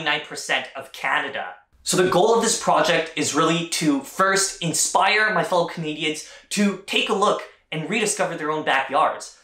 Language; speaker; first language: English; native; English